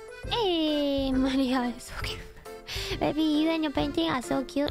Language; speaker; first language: English; native; English